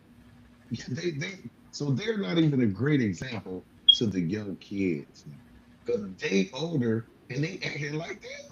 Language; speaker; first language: English; native; English